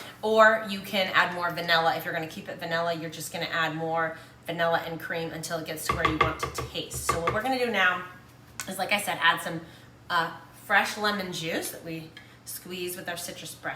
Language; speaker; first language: English; native; English